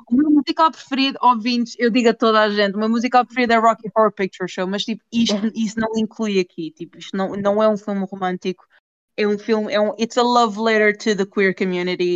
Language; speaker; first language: Portuguese; native; Portuguese